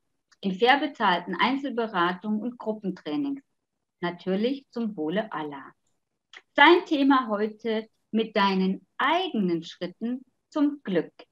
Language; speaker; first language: German; native; German